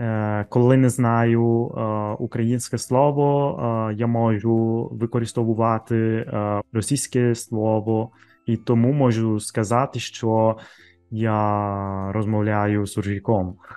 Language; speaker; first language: Ukrainian; non-native, learner; Italian